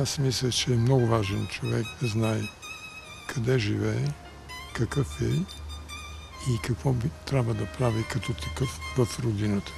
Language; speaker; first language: Bulgarian; early bilingual, heritage; Bulgarian